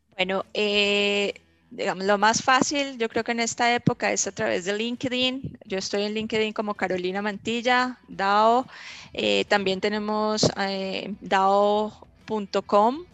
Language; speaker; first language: Spanish; native; Spanish